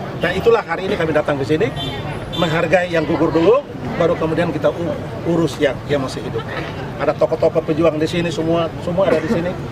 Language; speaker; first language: Indonesian; non-native, local second language; Tetum